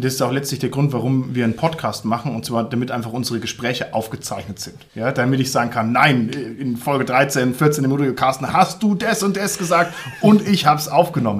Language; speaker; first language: German; native; German